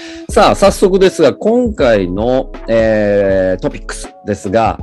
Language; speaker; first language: Japanese; native; Japanese